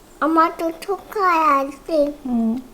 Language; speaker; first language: Korean; early bilingual, heritage; Korean